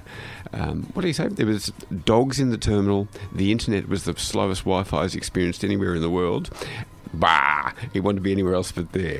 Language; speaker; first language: English; native; English